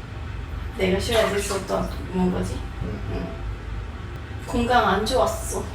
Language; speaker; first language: Korean; non-native, fluent; Japanese